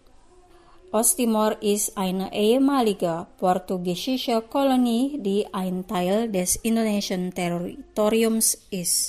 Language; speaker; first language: German; non-native, fluent; Indonesian